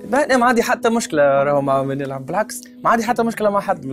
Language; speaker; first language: Arabic; native; Arabic